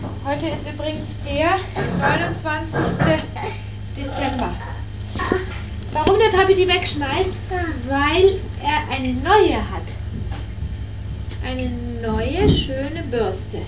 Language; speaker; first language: German; native; German